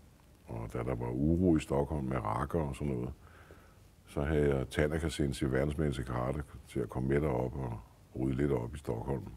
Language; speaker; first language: Danish; native; Danish